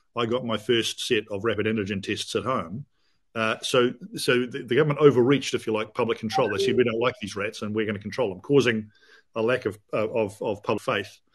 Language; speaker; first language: English; native; English